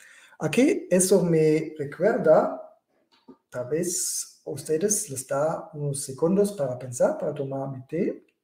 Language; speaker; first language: Spanish; non-native, fluent; German